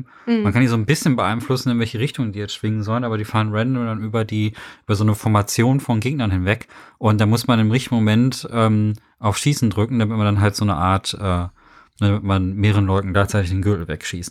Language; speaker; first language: German; native; German